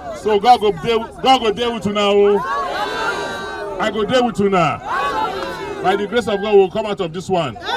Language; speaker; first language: Nigerian Pidgin; non-native, local second language; Bini